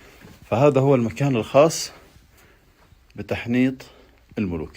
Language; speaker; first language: Arabic; native; Arabic